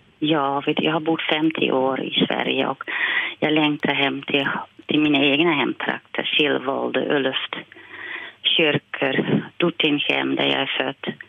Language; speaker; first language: Swedish; non-native, fluent; Dutch